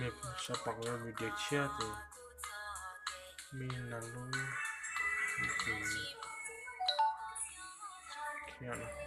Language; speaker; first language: Vietnamese; non-native, local second language; Hmong